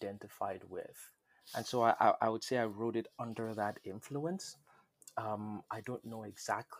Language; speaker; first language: English; non-native, local second language; Yoruba